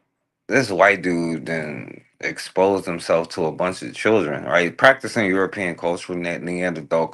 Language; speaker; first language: English; native; English